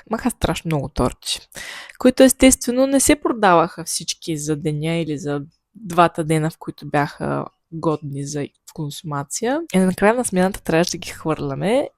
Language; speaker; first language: Bulgarian; native; Bulgarian